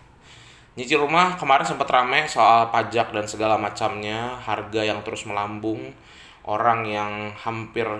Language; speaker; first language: Indonesian; native; Indonesian